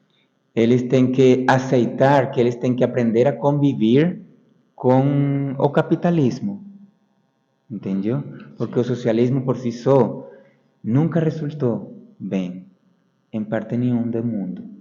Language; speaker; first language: Portuguese; non-native, fluent; Spanish